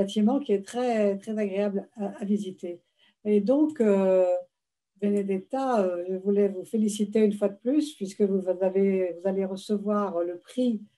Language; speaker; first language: French; native; French